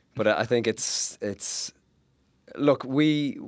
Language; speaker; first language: English; native; English